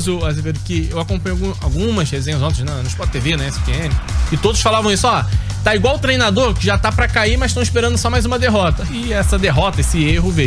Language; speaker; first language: Portuguese; native; Portuguese